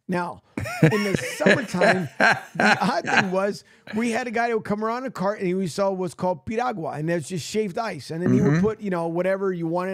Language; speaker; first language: English; native; English